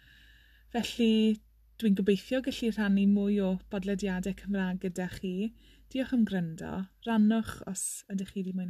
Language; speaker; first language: Welsh; non-native, local second language; English